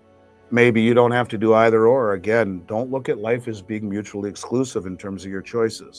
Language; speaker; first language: English; native; English